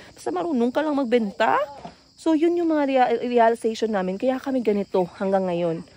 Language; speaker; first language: Filipino; non-native, local second language; Cebuano